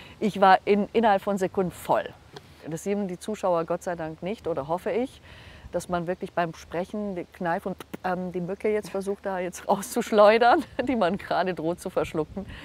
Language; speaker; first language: German; non-native, local second language; Hungarian